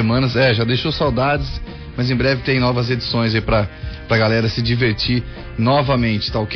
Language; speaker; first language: Portuguese; native; Portuguese